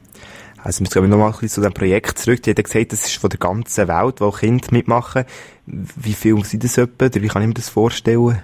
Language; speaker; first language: German; native; German